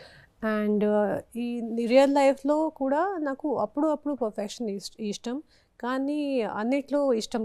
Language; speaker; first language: Telugu; non-native, local second language; Hindi